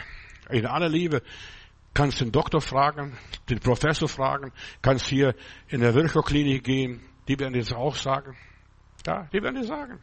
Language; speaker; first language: German; native; German